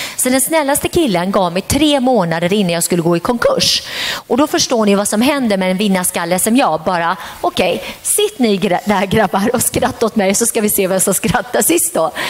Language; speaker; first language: Swedish; early bilingual, other home language; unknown